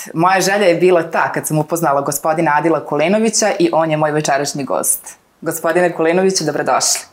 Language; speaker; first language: Bosnian; native; Bosnian